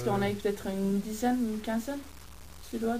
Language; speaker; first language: French; non-native, fluent; Swedish